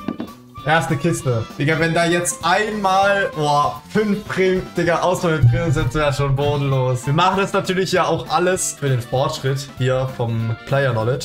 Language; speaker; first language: German; native; German